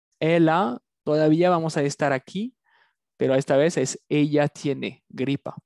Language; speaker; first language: Spanish; non-native, fluent; French